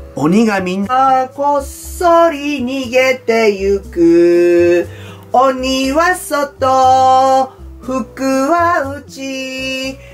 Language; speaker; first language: Japanese; native; Japanese